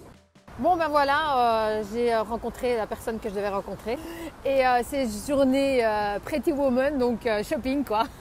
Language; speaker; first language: French; native; French